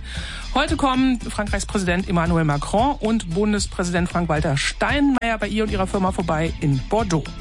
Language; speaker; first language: German; native; German